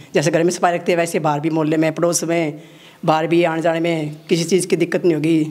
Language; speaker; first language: Hindi; native; Hindi